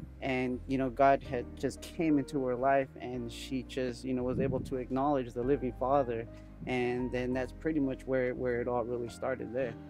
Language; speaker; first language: English; early bilingual, other home language; Spanish